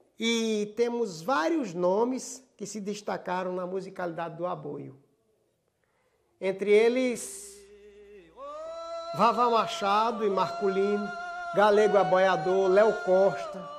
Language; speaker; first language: Portuguese; native; Portuguese